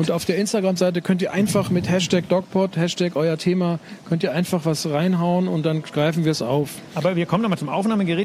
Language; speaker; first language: German; native; German